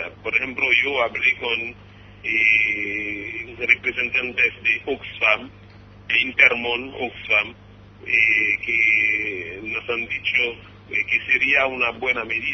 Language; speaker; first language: Spanish; non-native, fluent; Haitian Creole